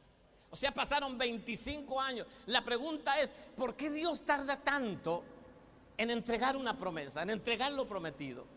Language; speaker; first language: Spanish; native; Spanish